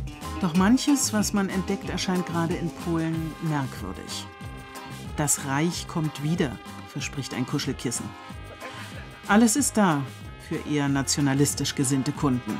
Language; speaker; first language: German; native; German